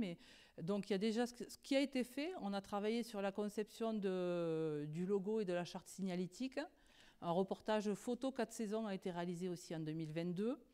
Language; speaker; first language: French; native; French